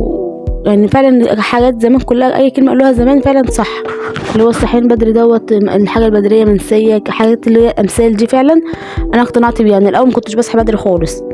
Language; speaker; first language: Arabic; native; Arabic